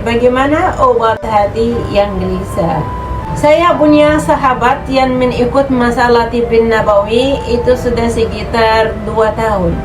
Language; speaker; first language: Indonesian; non-native, fluent; Arabic